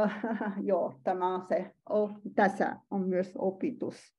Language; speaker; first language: Finnish; non-native, learner; Chinese